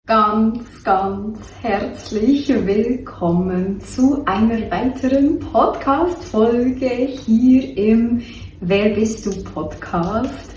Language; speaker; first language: German; native; German